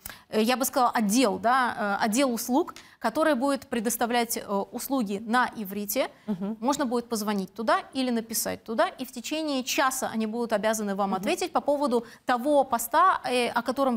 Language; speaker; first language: Russian; native; Russian